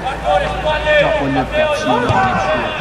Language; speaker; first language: Italian; native; Italian